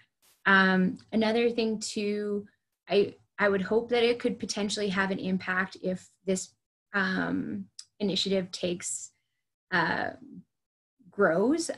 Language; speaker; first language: English; native; English